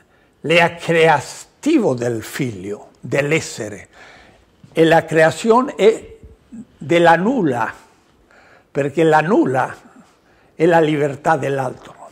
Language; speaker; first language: Italian; non-native, learner; Spanish